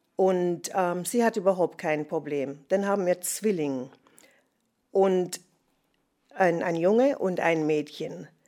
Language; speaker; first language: German; non-native, fluent; English